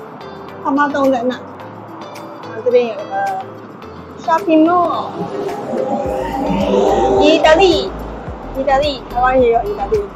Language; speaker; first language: Chinese; native; Chinese